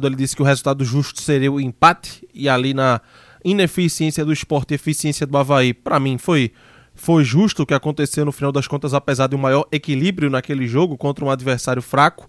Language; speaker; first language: Portuguese; native; Portuguese